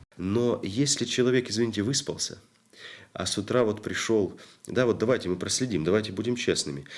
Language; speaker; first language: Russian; native; Russian